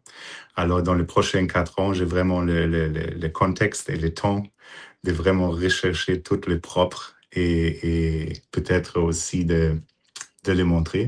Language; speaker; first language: French; non-native, fluent; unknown